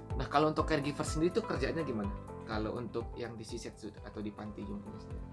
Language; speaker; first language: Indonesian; native; Indonesian